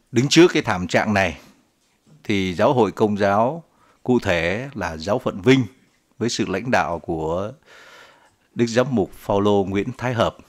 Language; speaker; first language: Vietnamese; native; Vietnamese